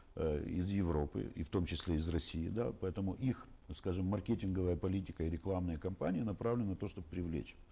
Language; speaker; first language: Russian; native; Russian